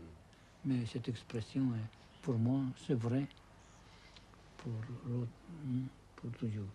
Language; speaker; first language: French; non-native, fluent; Japanese